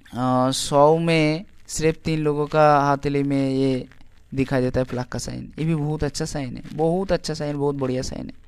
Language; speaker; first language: Hindi; non-native, local second language; Bangla